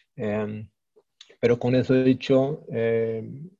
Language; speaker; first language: Spanish; early bilingual, heritage; Swedish